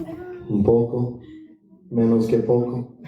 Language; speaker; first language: Spanish; non-native, fluent; English